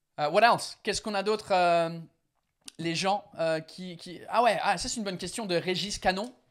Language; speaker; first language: French; non-native, fluent; English